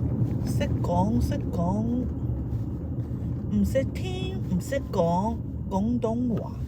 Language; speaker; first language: Cantonese; non-native, learner; Japanese